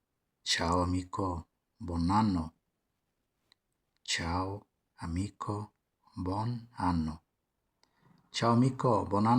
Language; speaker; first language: Italian; non-native, fluent; Somali